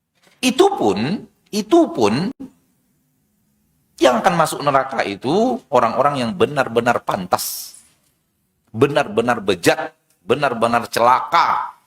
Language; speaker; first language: Indonesian; native; Indonesian